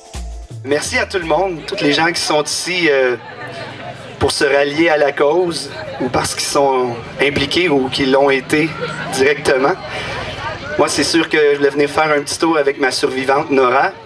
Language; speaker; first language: French; native; French